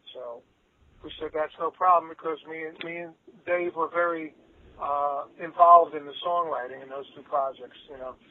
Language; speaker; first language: English; native; English